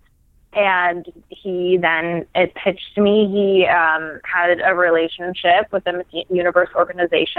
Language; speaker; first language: English; native; English